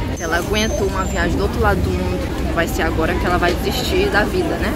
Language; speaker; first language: Portuguese; native; Portuguese